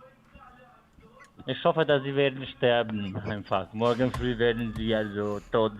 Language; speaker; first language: German; non-native, fluent; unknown